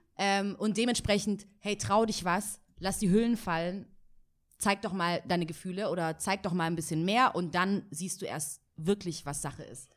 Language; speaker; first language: German; native; German